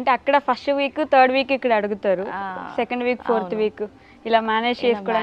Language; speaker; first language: Telugu; native; Telugu